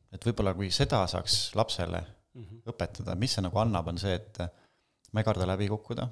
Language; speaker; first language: Estonian; native; Estonian